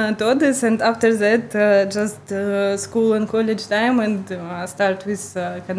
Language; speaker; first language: English; non-native, learner; Russian